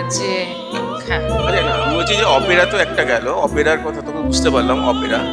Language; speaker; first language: Bangla; native; Bangla